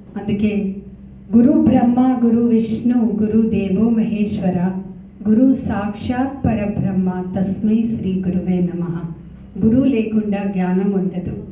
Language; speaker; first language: Telugu; non-native, local second language; Hindi